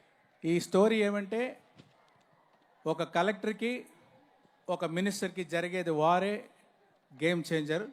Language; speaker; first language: Telugu; non-native, learner; Tamil